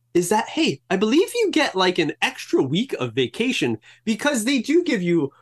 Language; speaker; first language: English; native; English